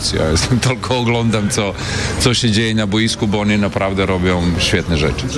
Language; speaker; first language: Polish; non-native, fluent; Serbian